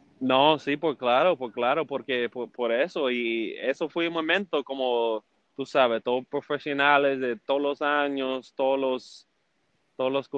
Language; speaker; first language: Spanish; early bilingual, heritage; English